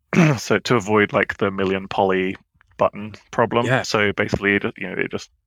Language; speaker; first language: English; native; English